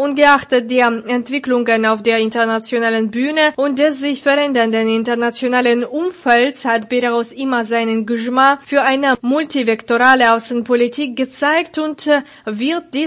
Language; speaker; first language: German; non-native, fluent; Russian